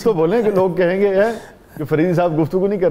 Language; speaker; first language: Urdu; native; Urdu